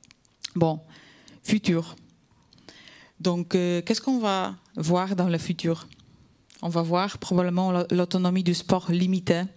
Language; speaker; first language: French; non-native, fluent; Polish